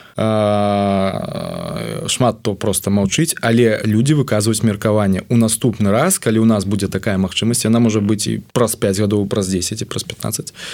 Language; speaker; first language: Belarusian; non-native, local second language; Russian